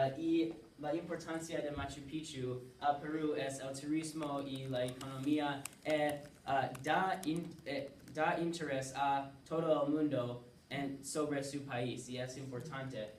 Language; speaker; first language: Spanish; non-native, learner; English